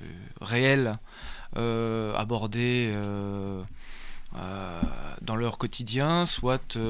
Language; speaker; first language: French; native; French